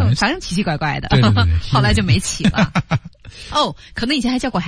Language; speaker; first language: Chinese; native; Chinese